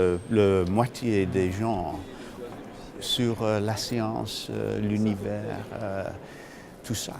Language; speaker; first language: French; non-native, fluent; English